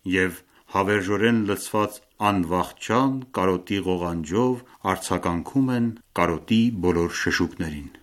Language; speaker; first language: Armenian; early bilingual, heritage; Armenian